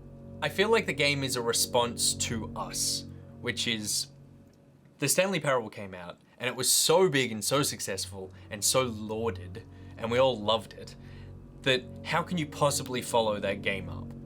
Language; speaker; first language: English; native; English